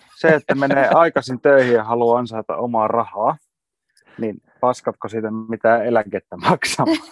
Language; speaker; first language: Finnish; native; Finnish